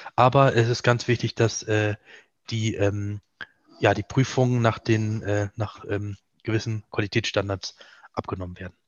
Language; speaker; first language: German; native; German